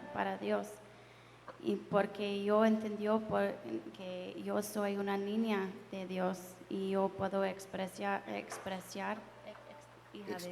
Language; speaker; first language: Spanish; non-native, learner; English